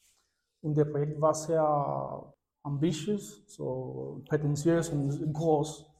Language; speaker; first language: German; non-native, fluent; Spanish